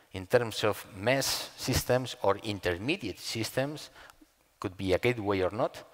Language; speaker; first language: English; non-native, fluent; Spanish